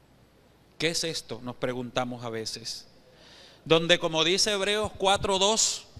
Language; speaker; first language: Spanish; native; Spanish